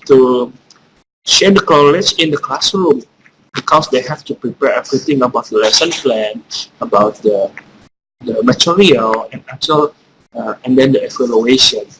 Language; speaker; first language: English; non-native, fluent; Indonesian